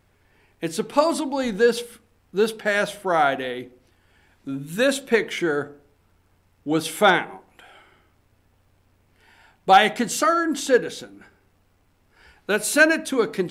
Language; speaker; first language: English; native; English